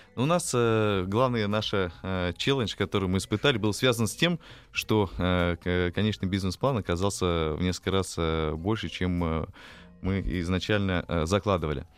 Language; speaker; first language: Russian; native; Russian